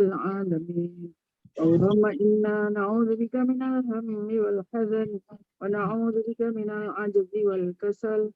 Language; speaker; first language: Arabic; non-native, fluent; Malay